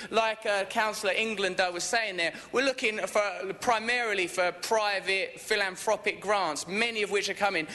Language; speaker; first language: English; native; English